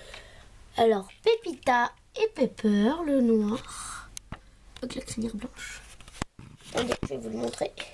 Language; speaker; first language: French; native; French